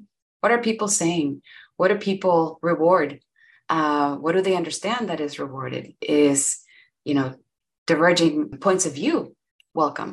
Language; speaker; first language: English; non-native, fluent; Spanish